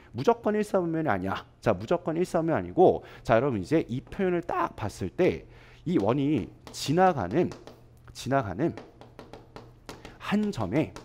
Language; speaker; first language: Korean; native; Korean